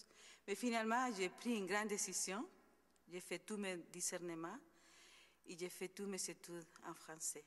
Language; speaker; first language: French; non-native, fluent; Spanish